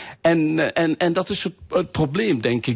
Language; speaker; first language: Dutch; non-native, local second language; French